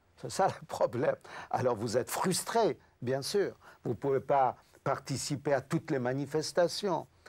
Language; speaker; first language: French; non-native, fluent; Yiddish